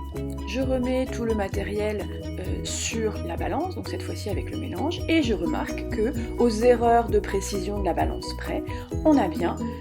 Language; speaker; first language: French; native; French